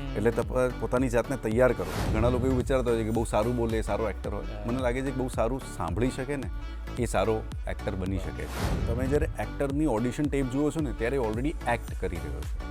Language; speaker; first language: Gujarati; non-native, local second language; Marwari